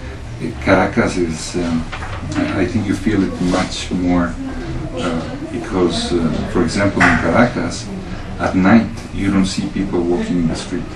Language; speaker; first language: English; non-native, learner; Spanish